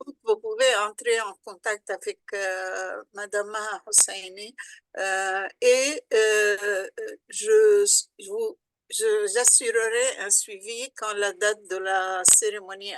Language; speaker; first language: French; non-native, local second language; Arabic